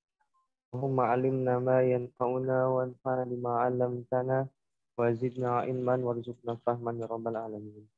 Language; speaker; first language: Arabic; non-native, local second language; Indonesian